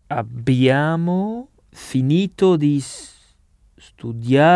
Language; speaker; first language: Italian; non-native, learner; French